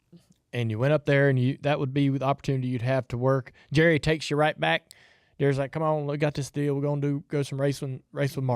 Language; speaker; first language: English; native; English